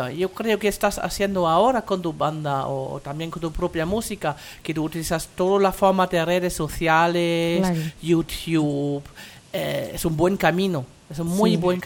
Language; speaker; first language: Spanish; non-native, fluent; German